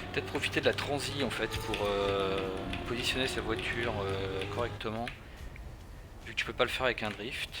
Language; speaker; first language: French; native; French